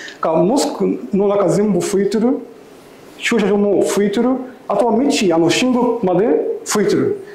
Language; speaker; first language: Japanese; non-native, learner; Arabic